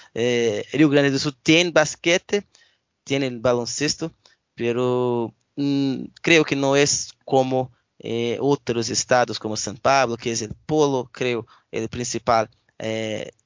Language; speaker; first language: Spanish; non-native, learner; Portuguese